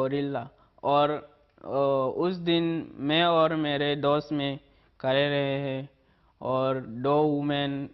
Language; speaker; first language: Hindi; native; Hindi